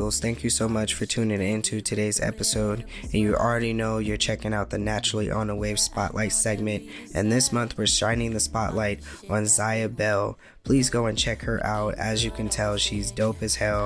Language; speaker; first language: English; native; English